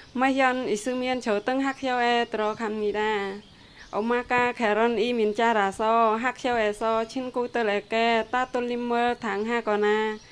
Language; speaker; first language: Korean; non-native, learner; Khmer